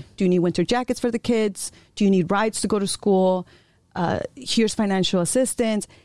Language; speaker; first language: English; early bilingual, other home language; Spanish